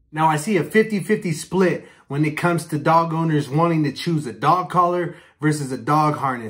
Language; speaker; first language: English; native; English